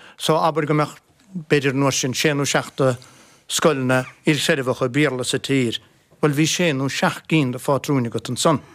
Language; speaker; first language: Irish; non-native, local second language; English